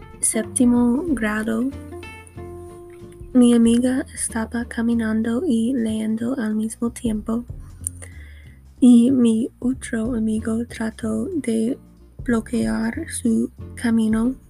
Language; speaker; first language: Spanish; non-native, learner; English